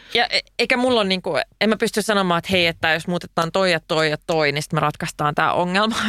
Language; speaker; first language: Finnish; non-native, local second language; Swedish